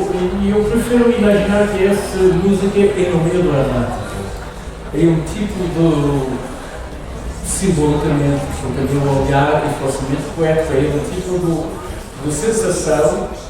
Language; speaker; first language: Portuguese; non-native, learner; English